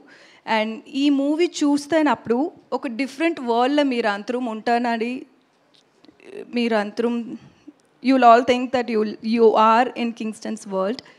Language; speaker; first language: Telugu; non-native, learner; Tamil